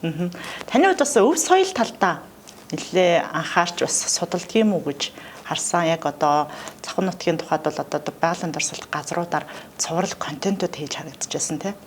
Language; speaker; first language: Mongolian; native; Mongolian